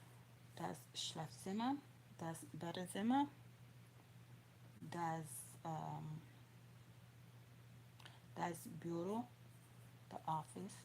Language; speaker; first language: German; non-native, learner; English